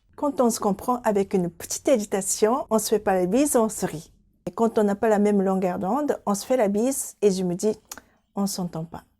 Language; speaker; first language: French; non-native, fluent; Japanese